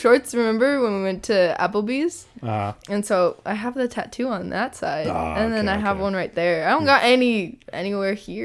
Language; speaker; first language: English; early bilingual, other home language; Spanish